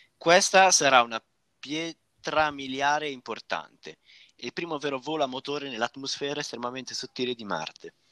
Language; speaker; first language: Italian; native; Italian